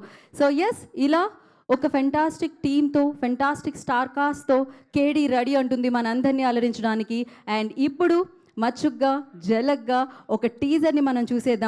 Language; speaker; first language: Telugu; native; Telugu